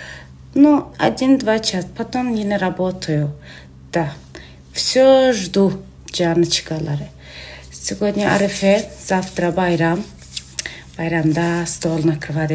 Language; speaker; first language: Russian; non-native, learner; Turkmen